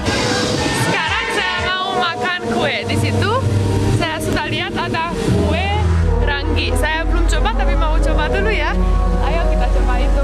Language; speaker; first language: Indonesian; non-native, learner; Romanian